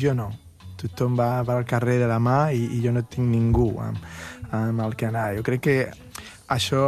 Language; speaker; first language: Catalan; non-native, local second language; Spanish